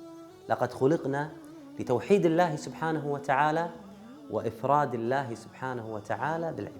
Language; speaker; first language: Arabic; native; Arabic